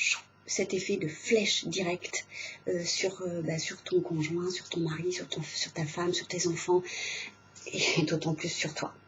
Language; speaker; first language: French; native; French